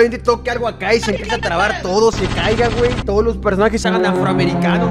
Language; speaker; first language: Spanish; native; Spanish